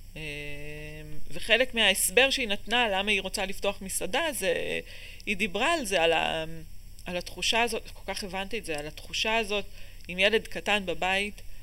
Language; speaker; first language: Hebrew; native; Hebrew